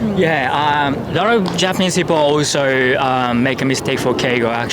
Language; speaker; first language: English; non-native, learner; Japanese